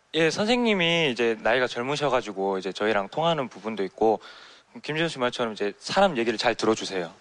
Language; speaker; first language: Korean; native; Korean